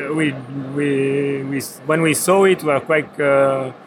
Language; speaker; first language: English; non-native, fluent; French